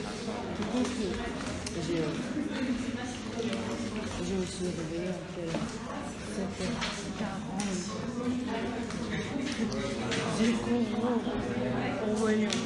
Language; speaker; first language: French; non-native, learner; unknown